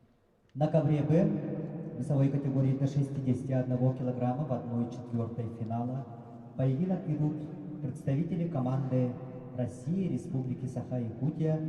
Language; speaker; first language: Russian; native; Russian